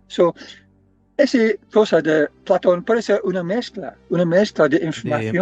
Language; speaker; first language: Spanish; non-native, fluent; English